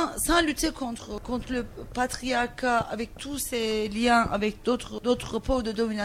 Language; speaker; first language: French; non-native, fluent; Turkish